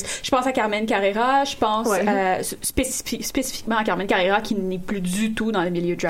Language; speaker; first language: French; native; French